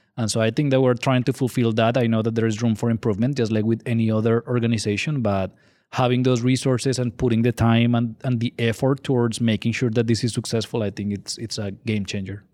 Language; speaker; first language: English; non-native, fluent; Spanish